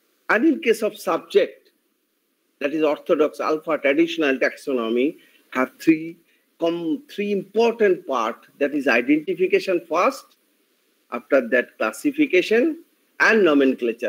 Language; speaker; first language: English; non-native, local second language; Bangla